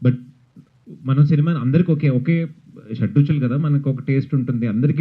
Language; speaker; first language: Telugu; native; Telugu